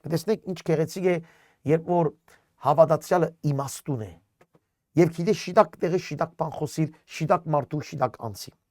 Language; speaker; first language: Armenian; native; Armenian